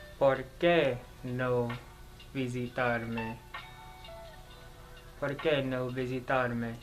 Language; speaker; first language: Spanish; non-native, learner; English